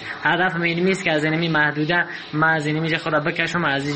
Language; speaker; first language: Persian; native; Persian